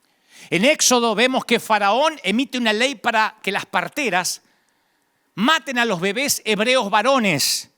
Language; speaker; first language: Spanish; native; Spanish